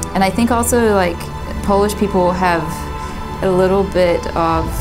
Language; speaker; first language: English; non-native, fluent; Polish